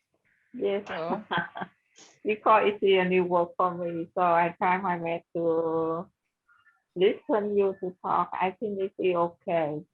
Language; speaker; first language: English; non-native, learner; Vietnamese